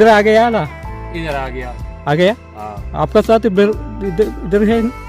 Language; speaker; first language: Hindi; non-native, local second language; Malayalam